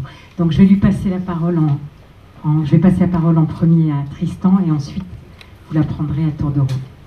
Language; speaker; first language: French; native; French